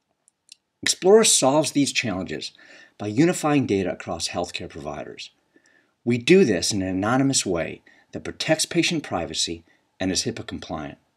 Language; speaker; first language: English; native; English